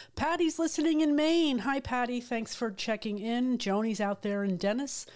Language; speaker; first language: English; native; English